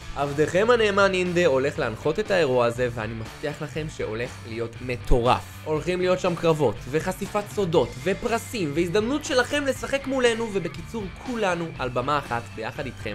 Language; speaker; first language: Hebrew; native; Hebrew